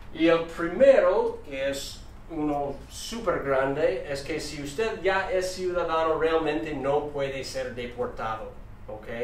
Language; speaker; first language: Spanish; non-native, fluent; English